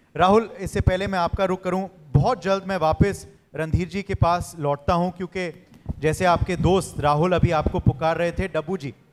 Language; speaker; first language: Hindi; native; Hindi